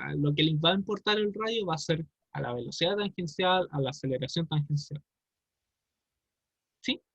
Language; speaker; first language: Spanish; native; Spanish